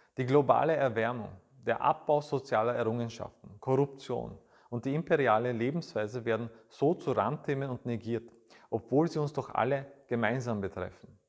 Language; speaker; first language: German; early bilingual, other home language; Turkish